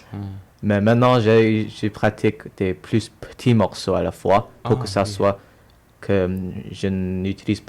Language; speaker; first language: French; non-native, local second language; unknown